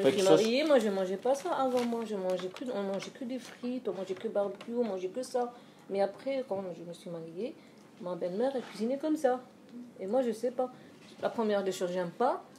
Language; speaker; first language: French; non-native, learner; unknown